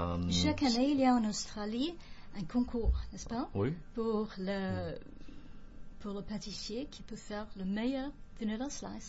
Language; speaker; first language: French; non-native, fluent; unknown